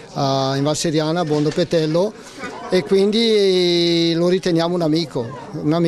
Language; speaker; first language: Italian; native; Italian